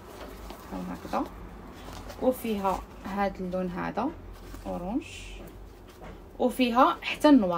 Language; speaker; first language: Arabic; native; Arabic